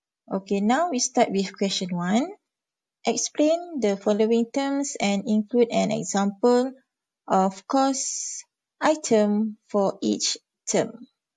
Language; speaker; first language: English; non-native, local second language; Malay